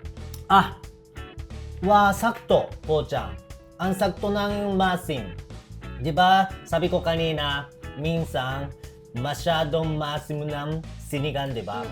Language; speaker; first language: Filipino; non-native, learner; Japanese